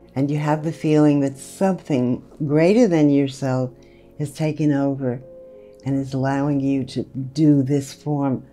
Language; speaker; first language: English; native; English